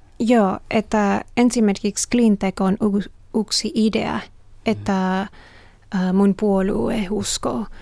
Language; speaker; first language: Finnish; non-native, learner; Spanish